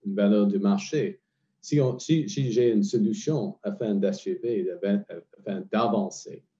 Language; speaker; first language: French; non-native, fluent; English